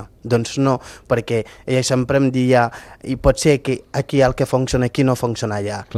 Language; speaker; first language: Catalan; non-native, local second language; Fula